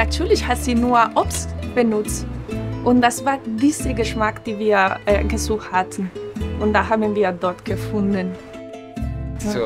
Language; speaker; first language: German; non-native, fluent; Spanish